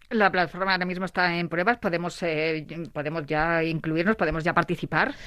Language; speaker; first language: Spanish; native; Spanish